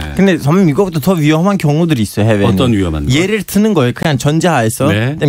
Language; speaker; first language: Korean; non-native, fluent; Turkish